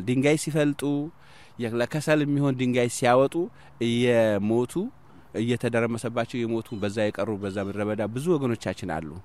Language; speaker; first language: Amharic; non-native, local second language; Somali